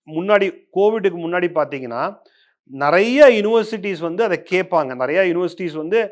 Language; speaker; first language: Tamil; native; Tamil